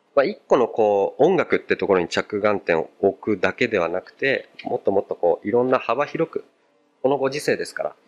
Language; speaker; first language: Japanese; early bilingual, other home language; Portuguese